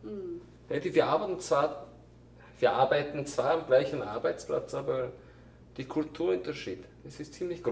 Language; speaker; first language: German; non-native, fluent; Korean